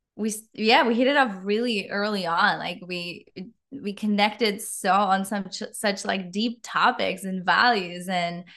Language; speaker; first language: English; non-native, fluent; Czech